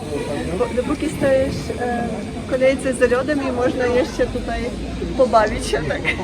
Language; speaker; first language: Polish; non-native, learner; Ukrainian